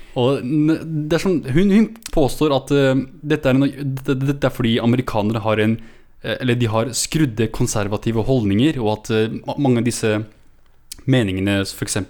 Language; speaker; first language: Norwegian; native; Norwegian